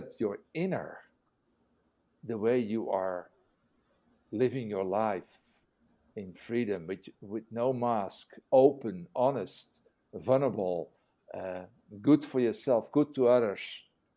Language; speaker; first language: English; non-native, fluent; Dutch